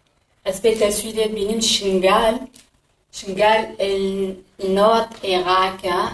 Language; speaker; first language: German; non-native, learner; Kurdish